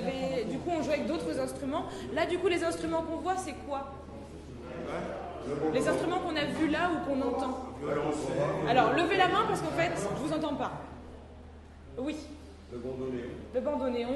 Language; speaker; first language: French; native; French